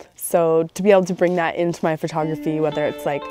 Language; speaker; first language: English; native; English